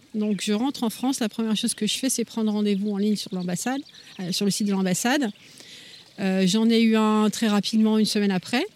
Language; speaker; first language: French; native; French